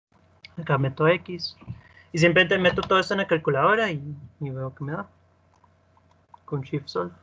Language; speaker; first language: Spanish; native; Spanish